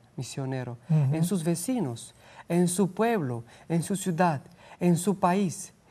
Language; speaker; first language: Spanish; non-native, fluent; Romanian